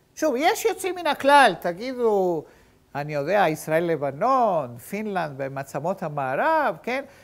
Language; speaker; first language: Hebrew; native; Hebrew